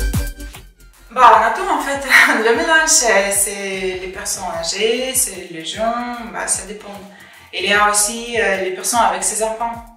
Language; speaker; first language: French; non-native, learner; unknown